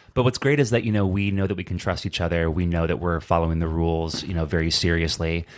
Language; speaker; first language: English; native; English